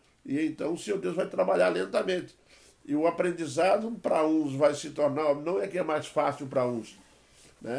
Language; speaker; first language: Portuguese; native; Portuguese